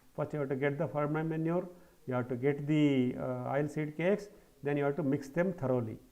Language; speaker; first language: English; non-native, local second language; Kannada